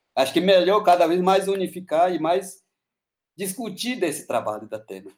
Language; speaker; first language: Portuguese; non-native, local second language; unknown